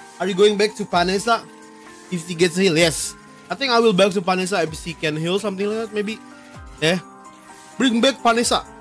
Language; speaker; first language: English; non-native, fluent; Indonesian